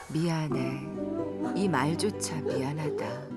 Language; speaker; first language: Korean; native; Korean